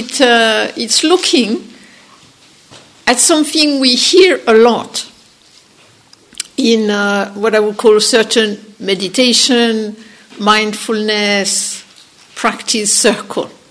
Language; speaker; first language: English; non-native, fluent; French